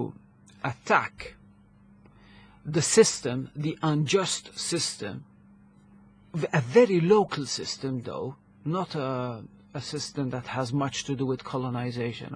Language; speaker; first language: English; non-native, local second language; Maltese